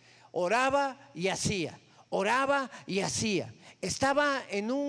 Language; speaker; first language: Spanish; native; Spanish